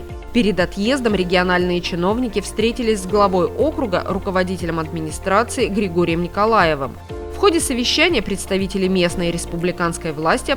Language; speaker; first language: Russian; native; Russian